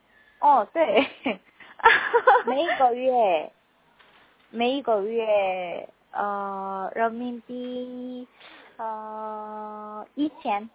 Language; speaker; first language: Chinese; non-native, learner; Korean